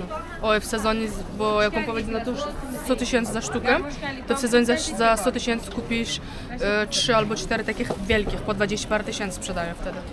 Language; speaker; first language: Polish; non-native, fluent; Uzbek